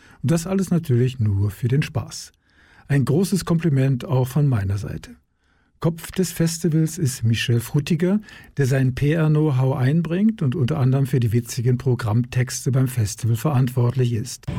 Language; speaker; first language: German; native; German